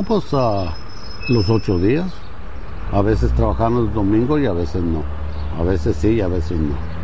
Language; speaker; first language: Spanish; native; Spanish